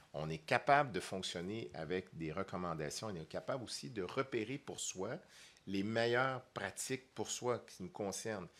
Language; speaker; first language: French; native; French